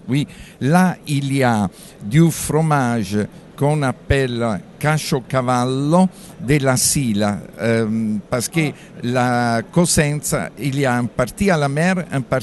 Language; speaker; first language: French; non-native, fluent; Italian